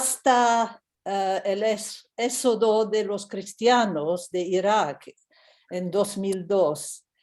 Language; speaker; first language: Spanish; non-native, fluent; English